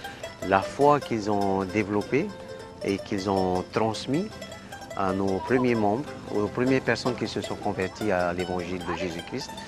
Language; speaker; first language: French; native; French